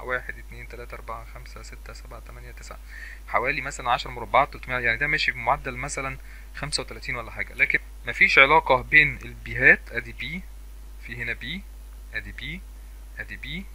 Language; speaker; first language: Arabic; native; Arabic